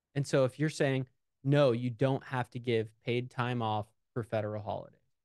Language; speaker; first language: English; native; English